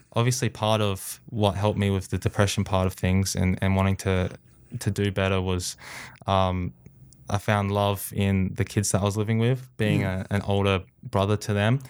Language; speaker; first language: English; native; English